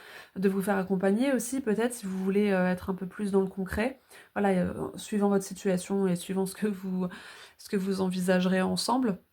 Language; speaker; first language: French; native; French